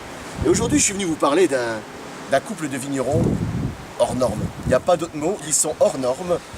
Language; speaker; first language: French; native; French